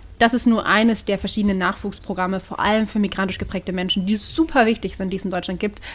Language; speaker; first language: German; native; German